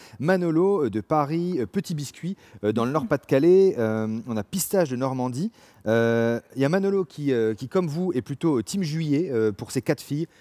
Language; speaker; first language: French; native; French